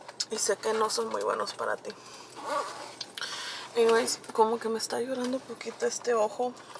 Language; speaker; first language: Spanish; early bilingual, heritage; Spanish